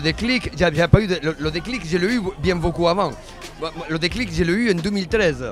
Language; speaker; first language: French; non-native, fluent; Spanish